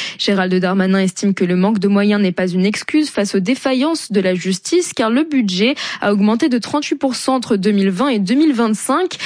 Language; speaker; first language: French; native; French